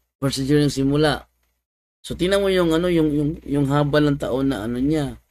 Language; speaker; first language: Filipino; non-native, local second language; Cebuano